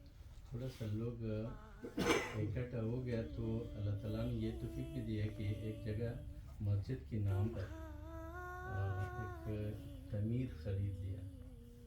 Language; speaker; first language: Hindi; non-native, fluent; Pashto